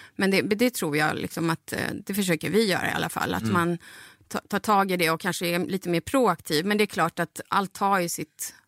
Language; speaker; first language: Swedish; non-native, fluent; Spanish